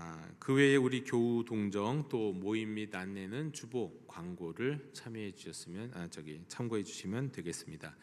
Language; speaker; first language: Korean; native; Korean